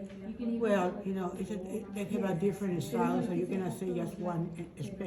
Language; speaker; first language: English; non-native, fluent; Chinese